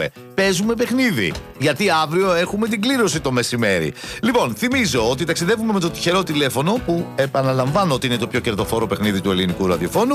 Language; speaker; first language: Greek; native; Greek